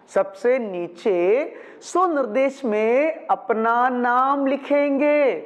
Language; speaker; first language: Hindi; non-native, local second language; Malayalam